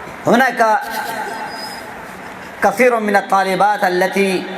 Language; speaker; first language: Arabic; non-native, fluent; Urdu